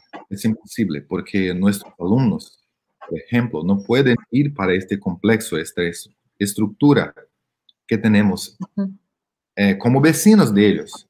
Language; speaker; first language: Spanish; non-native, fluent; Portuguese